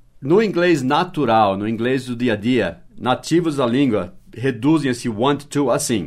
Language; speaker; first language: Portuguese; non-native, fluent; English